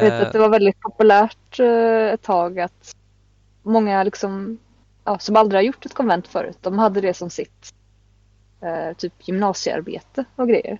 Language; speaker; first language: Swedish; native; Swedish